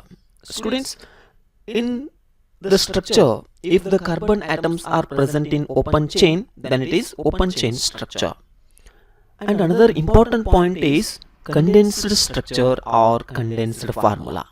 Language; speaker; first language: English; non-native, local second language; Kannada